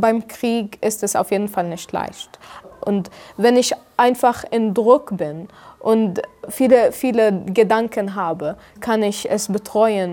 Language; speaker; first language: German; non-native, fluent; Arabic